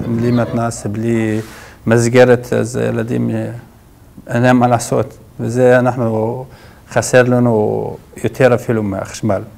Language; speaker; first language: Hebrew; non-native, local second language; Arabic